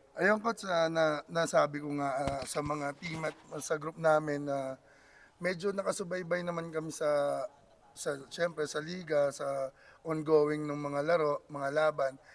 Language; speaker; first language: Filipino; native; Filipino